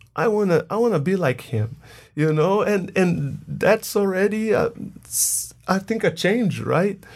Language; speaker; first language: English; non-native, fluent; Portuguese